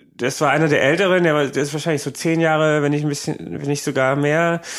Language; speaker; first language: German; native; German